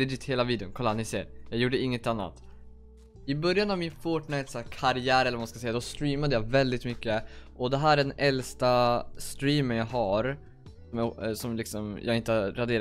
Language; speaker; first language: Swedish; native; Swedish